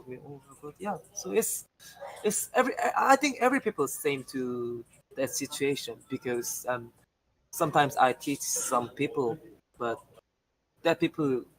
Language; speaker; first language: English; non-native, learner; Korean